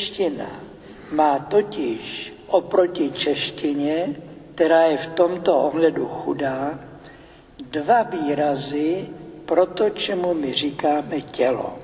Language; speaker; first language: Czech; native; Czech